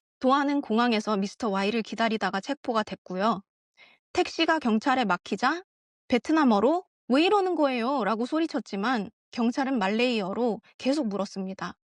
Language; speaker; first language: Korean; early bilingual, heritage; Korean